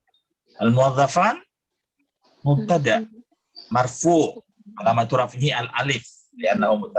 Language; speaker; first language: Arabic; non-native, fluent; Indonesian